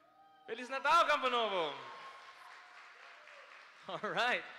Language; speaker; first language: Portuguese; non-native, learner; Filipino